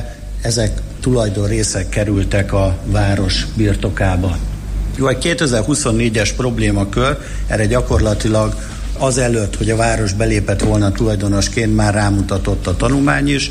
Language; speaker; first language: Hungarian; native; Hungarian